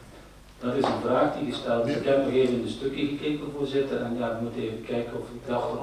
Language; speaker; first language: Dutch; native; Dutch